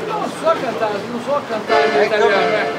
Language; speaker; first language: Italian; non-native, learner; Portuguese